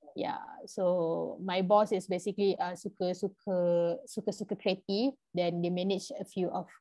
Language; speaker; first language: English; non-native, local second language; Malay